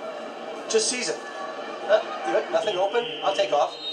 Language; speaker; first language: English; native; English